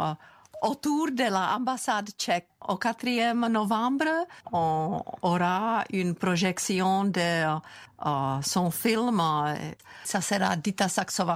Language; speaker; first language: French; non-native, fluent; Czech